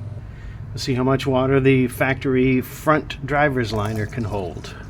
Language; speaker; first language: English; native; English